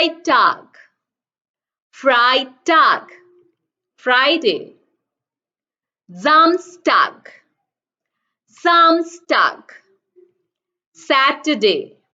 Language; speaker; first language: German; non-native, fluent; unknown